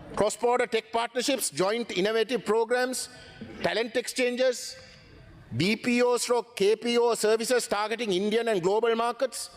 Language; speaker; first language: English; non-native, local second language; Tamil